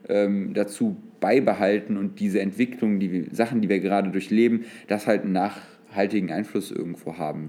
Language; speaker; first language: German; native; German